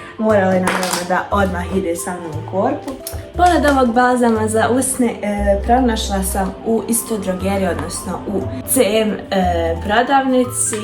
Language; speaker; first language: Bosnian; early bilingual, heritage; Bosnian